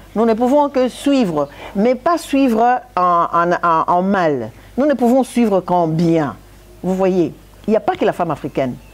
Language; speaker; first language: French; non-native, local second language; Lingala